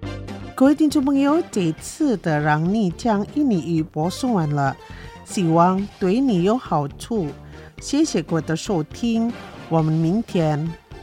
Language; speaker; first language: Chinese; early bilingual, heritage; Chinese